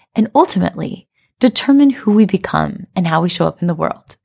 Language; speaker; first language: English; native; English